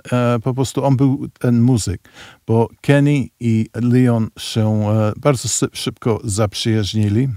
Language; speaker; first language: Polish; early bilingual, heritage; Polish